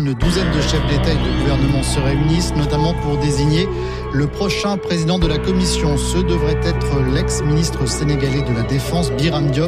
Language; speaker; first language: French; native; French